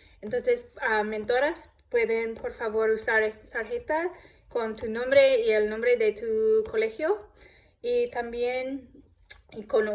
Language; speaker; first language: Spanish; non-native, learner; English